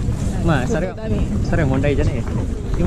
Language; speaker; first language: Japanese; non-native, learner; Sundanese